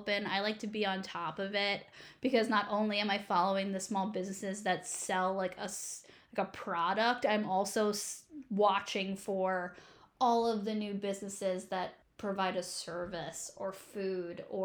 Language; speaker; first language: English; native; English